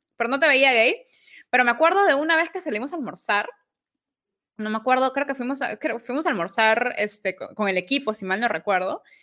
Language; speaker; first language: Spanish; native; Spanish